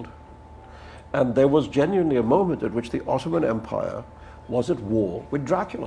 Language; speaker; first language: English; non-native, local second language; Urdu